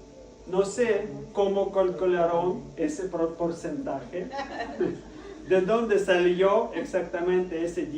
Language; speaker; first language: Spanish; non-native, fluent; Russian